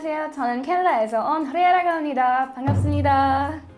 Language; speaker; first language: Korean; non-native, learner; English